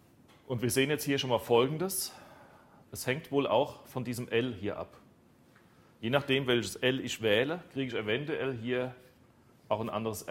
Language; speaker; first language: German; native; German